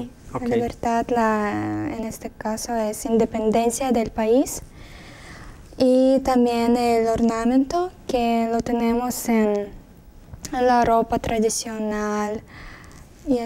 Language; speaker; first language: Spanish; non-native, learner; Russian